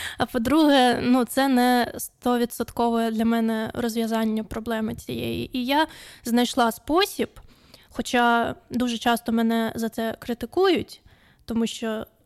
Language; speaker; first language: Ukrainian; non-native, local second language; Russian